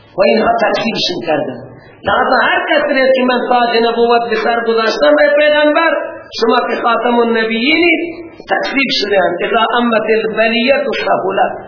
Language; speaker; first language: Persian; native; Persian